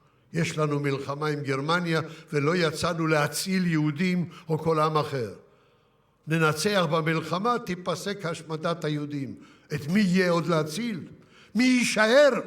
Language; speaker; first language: Hebrew; early bilingual, other home language; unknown